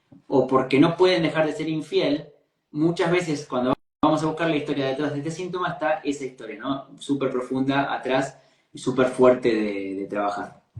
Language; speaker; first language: Spanish; native; Spanish